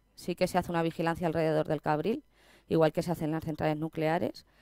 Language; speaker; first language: Spanish; native; Spanish